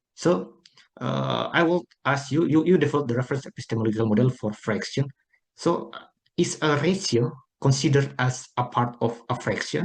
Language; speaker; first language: English; non-native, learner; Indonesian